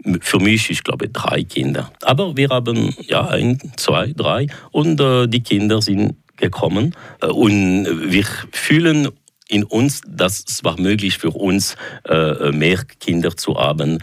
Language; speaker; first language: German; non-native, local second language; French